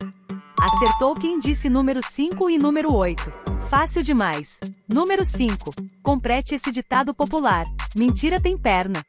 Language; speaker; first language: Portuguese; native; Portuguese